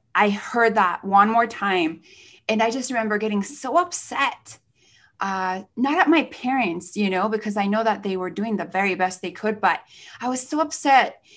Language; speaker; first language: English; early bilingual, other home language; Spanish